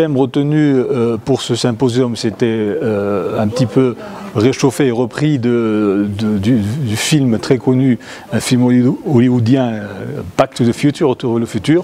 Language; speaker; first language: French; non-native, local second language; Arabic